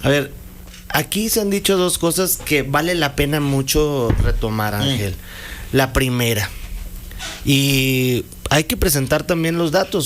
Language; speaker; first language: Spanish; native; Spanish